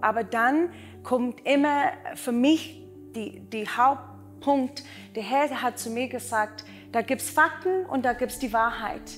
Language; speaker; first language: German; non-native, learner; Afrikaans